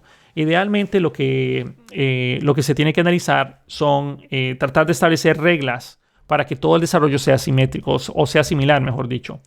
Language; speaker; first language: Spanish; native; Spanish